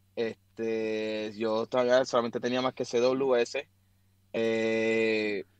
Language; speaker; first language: Spanish; native; Spanish